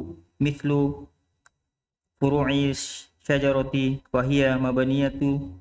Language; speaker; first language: Arabic; non-native, learner; Indonesian